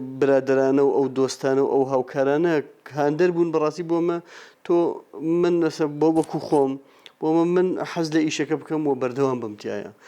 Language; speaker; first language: Central Kurdish; non-native, local second language; Gurani